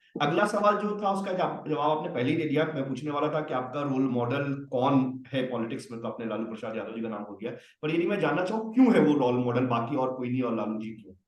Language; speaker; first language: Hindi; native; Hindi